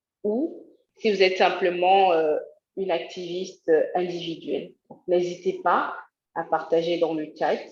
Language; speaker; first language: French; native; French